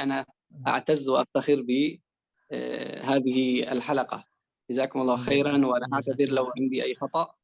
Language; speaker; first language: Arabic; non-native, fluent; Persian